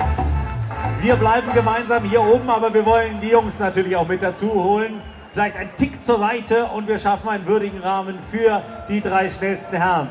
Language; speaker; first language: German; native; German